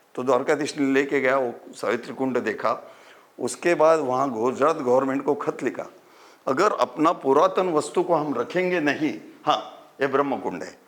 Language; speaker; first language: Hindi; non-native, local second language; Marathi